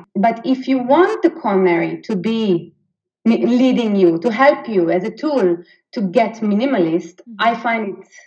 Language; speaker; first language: English; non-native, fluent; Hebrew